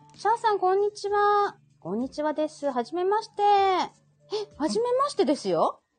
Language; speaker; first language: Japanese; native; Japanese